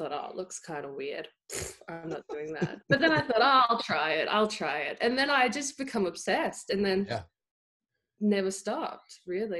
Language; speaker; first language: English; native; English